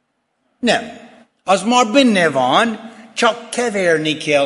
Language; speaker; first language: Hungarian; non-native, fluent; English